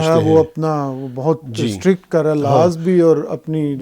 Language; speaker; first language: Urdu; native; Urdu